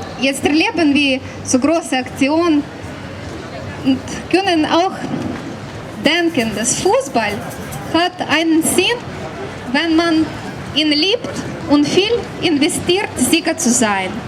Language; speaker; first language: German; non-native, learner; Ukrainian